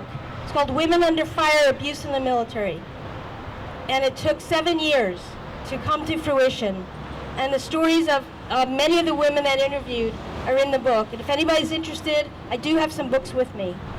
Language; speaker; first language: English; native; English